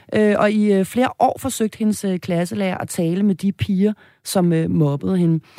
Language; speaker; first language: Danish; native; Danish